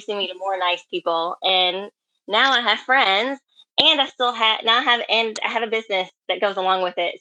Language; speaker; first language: English; native; English